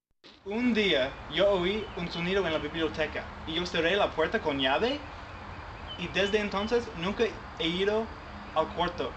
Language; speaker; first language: Spanish; non-native, learner; English